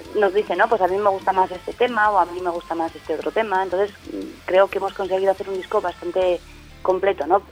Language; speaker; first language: Spanish; native; Spanish